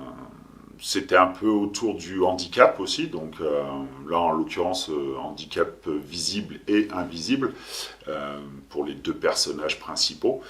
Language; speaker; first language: French; native; French